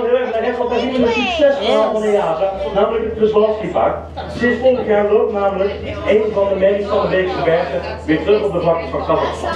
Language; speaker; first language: Dutch; native; Dutch